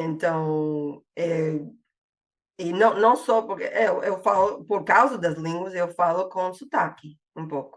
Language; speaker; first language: Portuguese; non-native, fluent; English